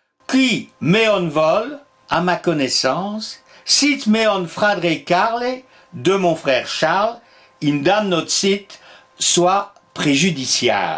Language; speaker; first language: French; native; French